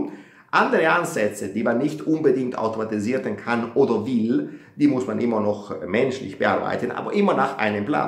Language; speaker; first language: German; non-native, fluent; Italian